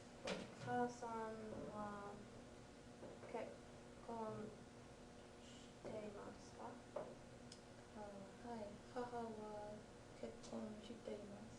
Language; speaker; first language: Japanese; non-native, learner; English